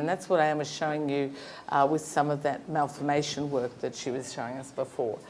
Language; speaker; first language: English; native; English